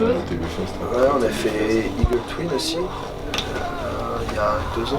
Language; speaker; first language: French; native; French